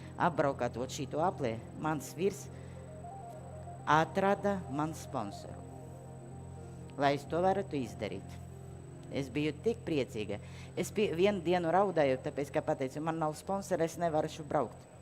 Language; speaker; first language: Latvian; non-native, local second language; Russian